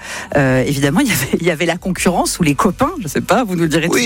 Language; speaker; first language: French; native; French